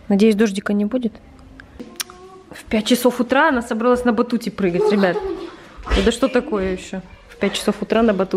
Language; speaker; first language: Russian; native; Russian